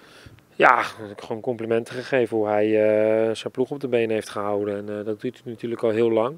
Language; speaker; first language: Dutch; native; Dutch